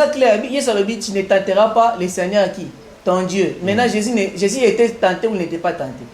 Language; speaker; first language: French; non-native, local second language; Lingala